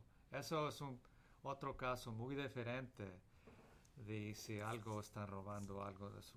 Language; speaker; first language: Spanish; early bilingual, heritage; Spanish